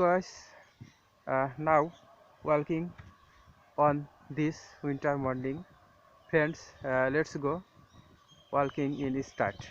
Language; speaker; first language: English; non-native, learner; Bangla